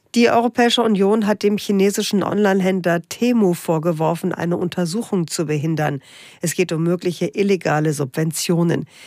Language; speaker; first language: German; native; German